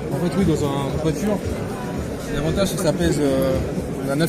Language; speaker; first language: French; native; French